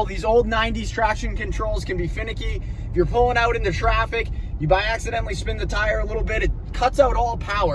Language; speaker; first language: English; native; English